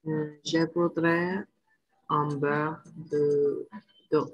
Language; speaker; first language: French; non-native, learner; Spanish